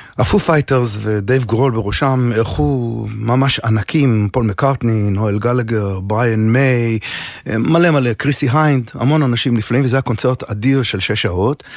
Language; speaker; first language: Hebrew; native; Hebrew